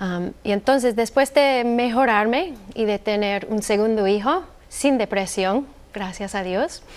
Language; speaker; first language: Spanish; non-native, fluent; English